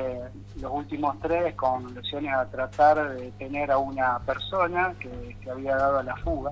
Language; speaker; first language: Spanish; native; Spanish